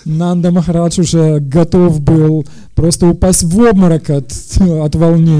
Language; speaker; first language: Russian; native; Russian